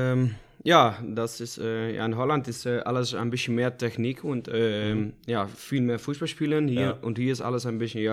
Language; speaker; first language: German; non-native, learner; Dutch